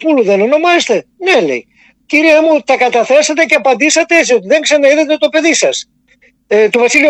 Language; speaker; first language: Greek; native; Greek